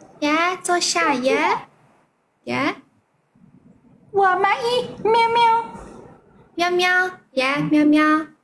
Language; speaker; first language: Chinese; non-native, learner; Thai